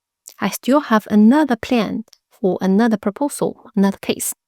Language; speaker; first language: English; non-native, fluent; Chinese